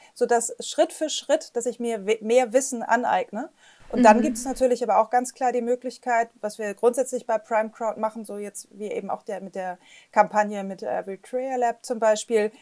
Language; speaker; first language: German; native; German